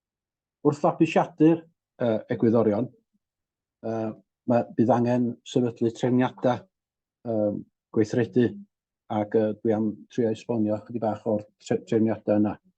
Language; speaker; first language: Welsh; native; Welsh